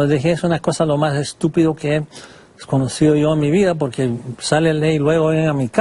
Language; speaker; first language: Spanish; non-native, fluent; English